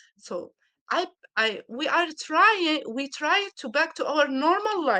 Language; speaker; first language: English; non-native, learner; Arabic